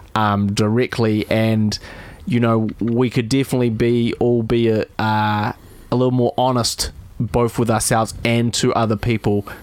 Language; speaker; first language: English; native; English